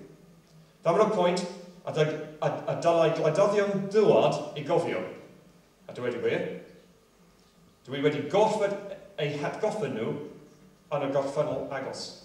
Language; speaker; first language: Welsh; non-native, fluent; English